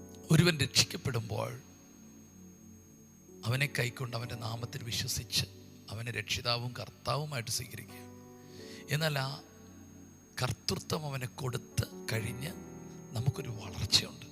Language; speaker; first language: Malayalam; native; Malayalam